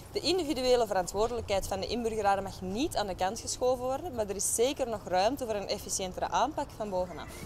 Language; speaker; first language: Dutch; native; Dutch